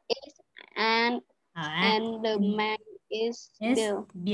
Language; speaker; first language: English; non-native, learner; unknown